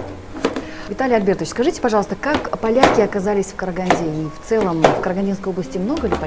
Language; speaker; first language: Russian; native; Russian